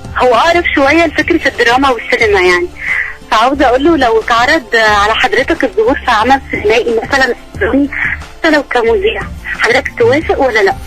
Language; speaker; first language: Egyptian Arabic; native; Egyptian Arabic